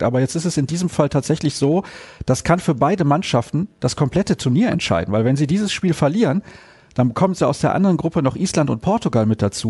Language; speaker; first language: German; native; German